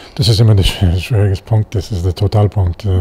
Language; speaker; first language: German; non-native, learner; English